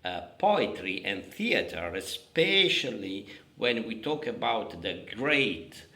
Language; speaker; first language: English; non-native, fluent; Italian